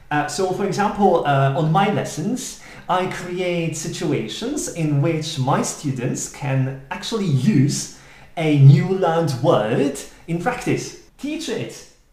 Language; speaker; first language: English; non-native, fluent; Polish